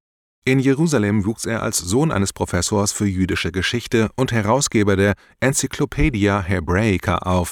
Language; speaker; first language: German; native; German